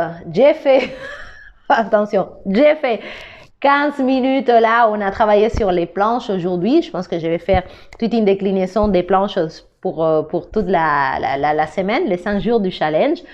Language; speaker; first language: French; non-native, fluent; Spanish